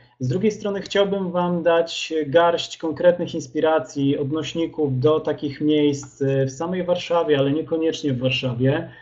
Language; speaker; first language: Polish; native; Polish